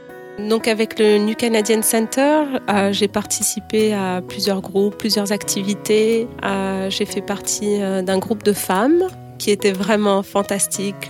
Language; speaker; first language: French; native; French